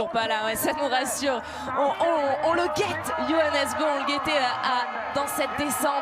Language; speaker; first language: French; native; French